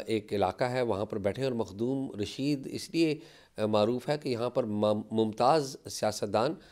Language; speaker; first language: Urdu; native; Urdu